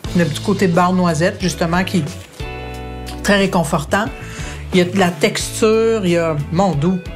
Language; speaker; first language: French; native; French